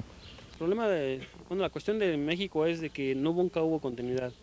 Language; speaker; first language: Spanish; native; Spanish